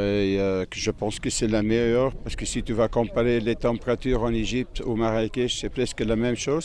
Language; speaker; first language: French; non-native, fluent; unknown